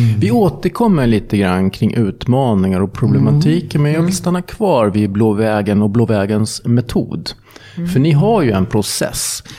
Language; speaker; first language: Swedish; native; Swedish